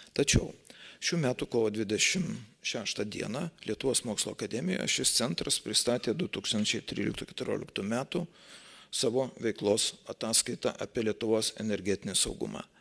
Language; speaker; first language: Lithuanian; native; Lithuanian